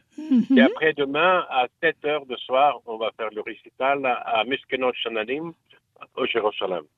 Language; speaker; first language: French; non-native, fluent; English